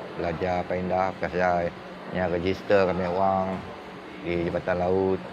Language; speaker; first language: Malay; native; Malay